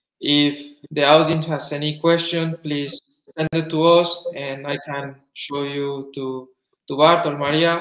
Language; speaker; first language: English; non-native, fluent; Spanish